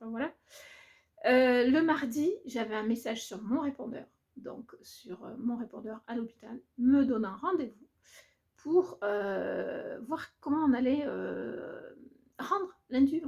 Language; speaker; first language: French; native; French